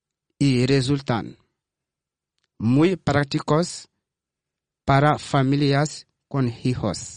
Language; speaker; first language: Spanish; non-native, learner; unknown